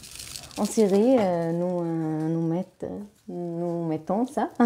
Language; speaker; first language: French; non-native, learner; Arabic